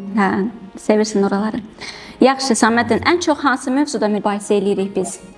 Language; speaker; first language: Azerbaijani; early bilingual, heritage; Azerbaijani